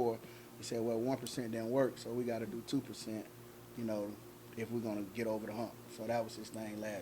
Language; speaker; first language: English; native; English